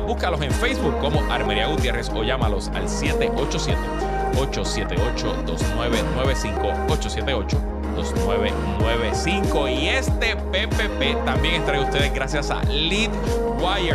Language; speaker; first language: Spanish; native; Spanish